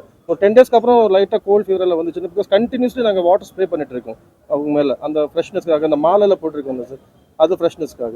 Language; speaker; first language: Tamil; non-native, fluent; Telugu